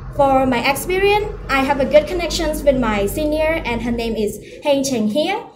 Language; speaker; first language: English; non-native, learner; Khmer